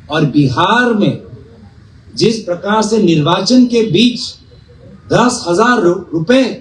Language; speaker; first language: Hindi; non-native, local second language; Assamese